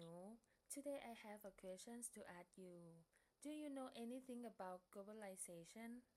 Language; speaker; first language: English; non-native, learner; Thai